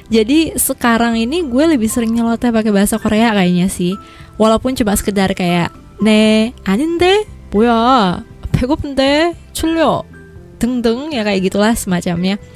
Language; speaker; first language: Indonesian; native; Indonesian